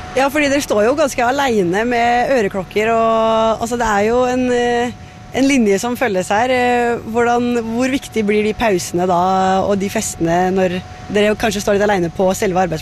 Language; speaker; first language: Norwegian; native; Norwegian